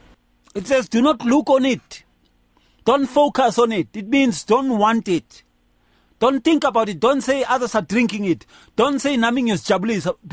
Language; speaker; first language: English; non-native, local second language; Zulu